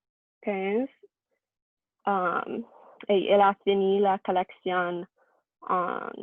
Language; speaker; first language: French; non-native, learner; English